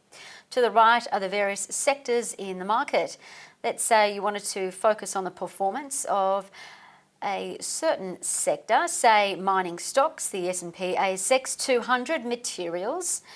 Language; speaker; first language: English; native; English